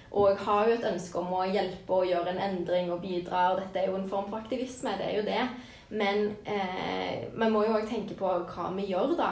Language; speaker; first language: Norwegian; native; Norwegian